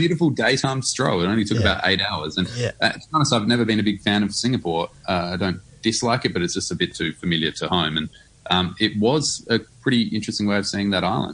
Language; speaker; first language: English; native; English